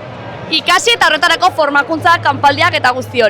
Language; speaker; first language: Basque; native; Basque